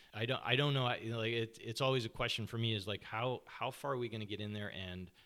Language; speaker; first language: English; native; English